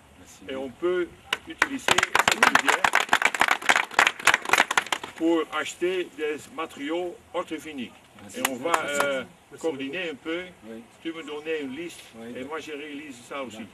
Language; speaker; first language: French; non-native, fluent; Dutch